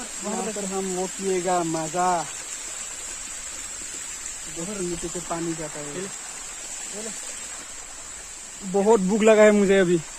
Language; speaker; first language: Hindi; non-native, local second language; Bodo